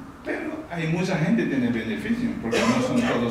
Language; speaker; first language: Spanish; non-native, learner; Tibetan